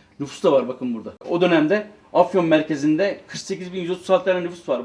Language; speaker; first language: Turkish; native; Turkish